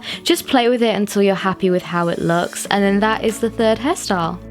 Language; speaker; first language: English; native; English